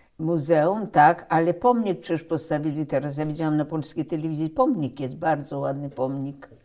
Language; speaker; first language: Polish; early bilingual, heritage; Polish